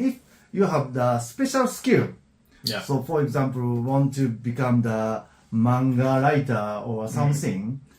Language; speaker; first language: English; non-native, learner; Japanese